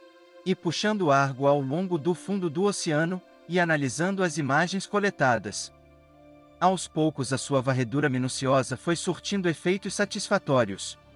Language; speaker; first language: Portuguese; native; Portuguese